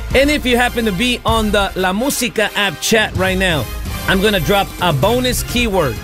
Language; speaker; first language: English; early bilingual, other home language; Spanish